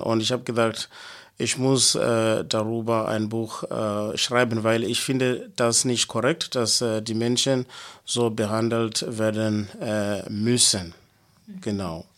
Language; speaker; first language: German; non-native, fluent; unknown